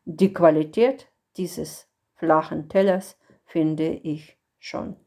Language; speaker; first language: German; non-native, fluent; Russian